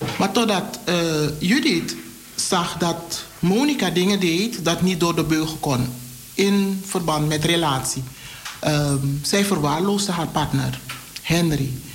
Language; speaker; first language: Dutch; native; Dutch